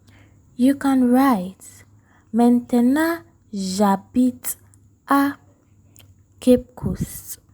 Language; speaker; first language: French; non-native, fluent; English